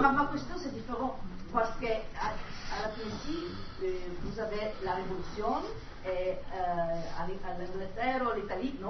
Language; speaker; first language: French; non-native, learner; Italian